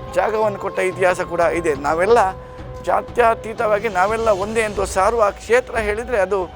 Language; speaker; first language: Kannada; native; Kannada